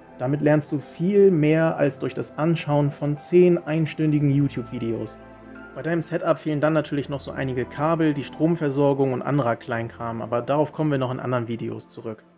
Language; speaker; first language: German; native; German